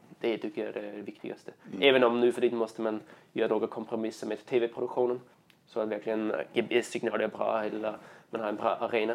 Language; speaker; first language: Swedish; non-native, fluent; German